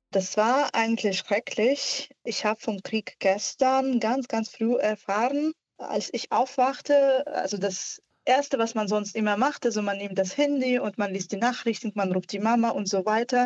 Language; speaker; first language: German; non-native, fluent; Ukrainian